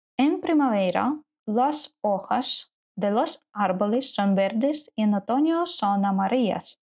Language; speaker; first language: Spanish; non-native, learner; Ukrainian